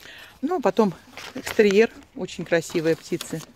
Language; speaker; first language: Russian; native; Russian